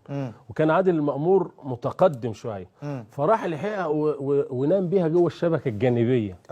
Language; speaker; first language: Arabic; native; Arabic